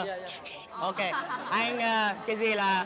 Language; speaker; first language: Vietnamese; non-native, learner; English